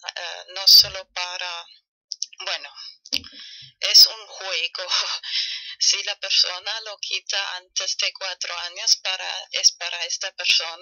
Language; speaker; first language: Spanish; non-native, fluent; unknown